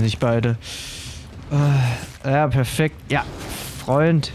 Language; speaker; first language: German; native; German